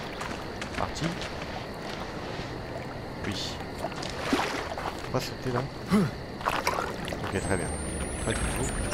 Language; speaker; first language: French; native; French